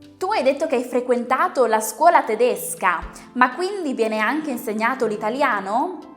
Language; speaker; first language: Italian; native; Italian